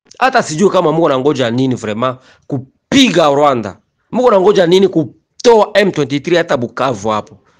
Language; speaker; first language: Swahili; native; Swahili